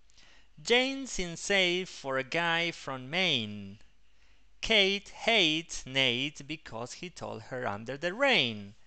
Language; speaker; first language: English; non-native, fluent; Spanish